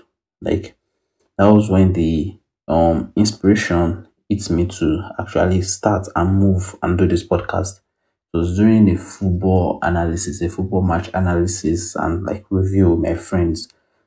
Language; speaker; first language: English; non-native, local second language; Yoruba